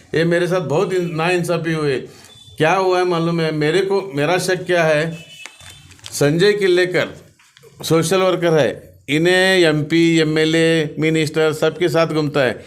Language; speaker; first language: Hindi; non-native, local second language; Marathi